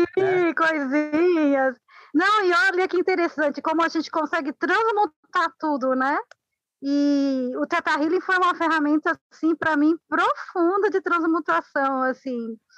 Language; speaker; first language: Portuguese; non-native, fluent; Spanish